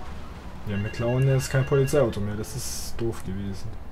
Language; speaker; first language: German; native; German